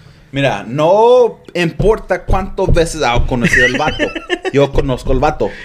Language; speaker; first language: Spanish; early bilingual, other home language; English